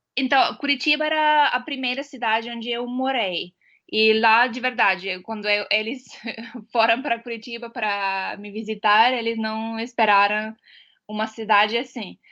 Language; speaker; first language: Portuguese; non-native, fluent; Estonian